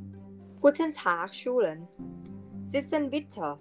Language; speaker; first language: German; non-native, learner; Thai